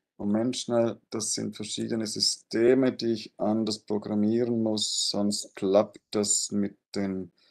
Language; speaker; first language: German; native; German